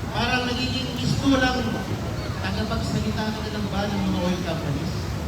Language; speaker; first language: Filipino; native; Filipino